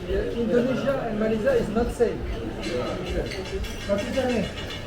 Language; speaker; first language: English; non-native, learner; French